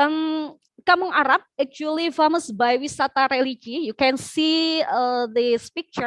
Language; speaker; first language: English; non-native, learner; Indonesian